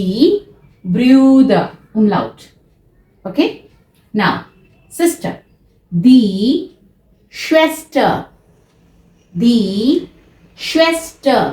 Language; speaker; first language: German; non-native, fluent; Hindi